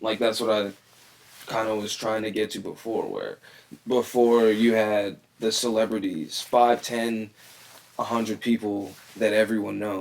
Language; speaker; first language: English; native; English